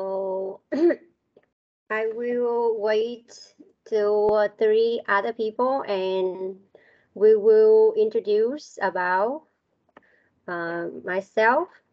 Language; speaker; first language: English; non-native, learner; Vietnamese